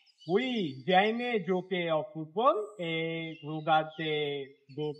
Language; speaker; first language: French; non-native, learner; Bangla